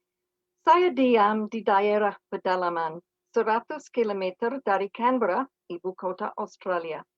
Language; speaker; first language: Indonesian; non-native, fluent; English